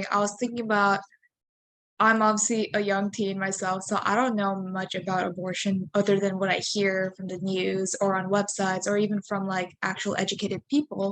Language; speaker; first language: English; native; English